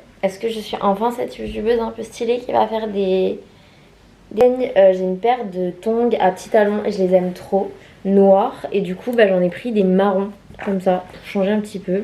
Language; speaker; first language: French; native; French